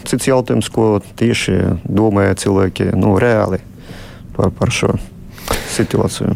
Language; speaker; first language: Latvian; non-native, local second language; Russian